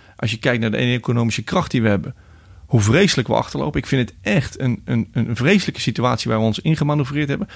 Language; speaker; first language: Dutch; native; Dutch